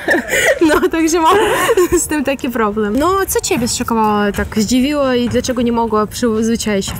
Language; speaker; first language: Polish; non-native, fluent; Ukrainian